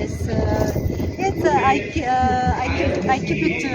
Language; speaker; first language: English; non-native, learner; Arabic